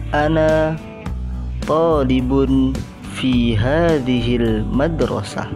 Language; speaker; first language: Arabic; non-native, learner; Indonesian